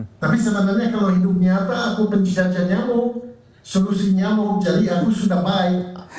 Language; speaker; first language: Indonesian; non-native, fluent; Dutch